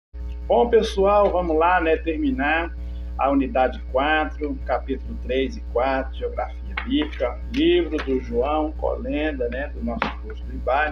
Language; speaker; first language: Portuguese; native; Portuguese